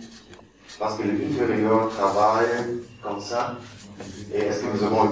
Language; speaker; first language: French; non-native, learner; German